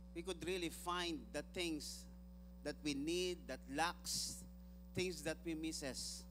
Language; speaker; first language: English; non-native, local second language; Filipino